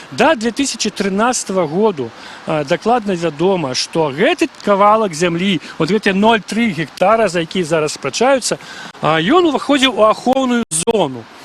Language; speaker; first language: Belarusian; non-native, local second language; Russian